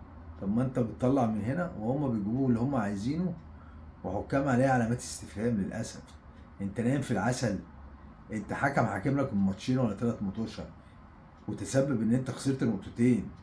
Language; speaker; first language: Arabic; native; Arabic